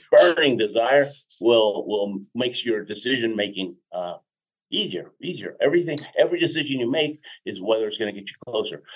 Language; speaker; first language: English; early bilingual, other home language; Spanish